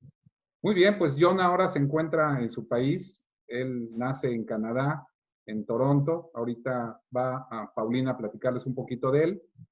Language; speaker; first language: Spanish; native; Spanish